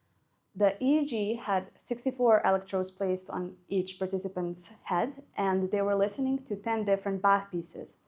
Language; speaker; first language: English; non-native, fluent; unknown